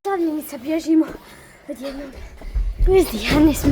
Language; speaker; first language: Bosnian; early bilingual, heritage; Bosnian